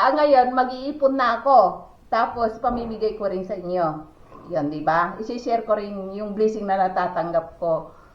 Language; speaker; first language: Filipino; non-native, local second language; Pangasinan